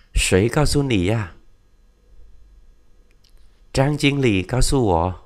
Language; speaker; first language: Chinese; non-native, fluent; Vietnamese